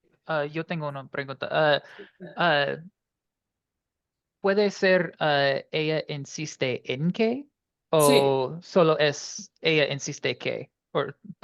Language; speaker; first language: Spanish; non-native, learner; English